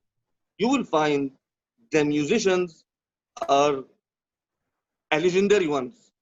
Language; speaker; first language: English; non-native, learner; Arabic